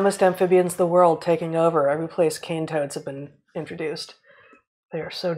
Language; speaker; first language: English; native; English